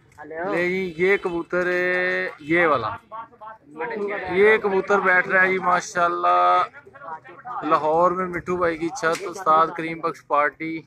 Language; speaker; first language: Hindi; non-native, local second language; Punjabi